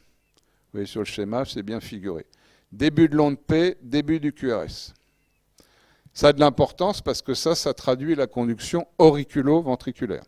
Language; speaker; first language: French; native; French